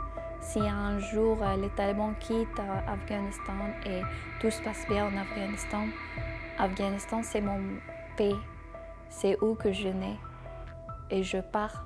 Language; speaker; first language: French; non-native, learner; Persian